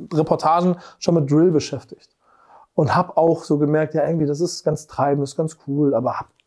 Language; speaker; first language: German; native; German